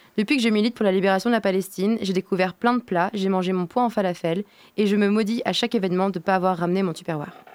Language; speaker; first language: French; native; French